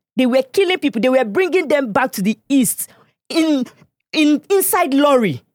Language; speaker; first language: English; non-native, local second language; Igbo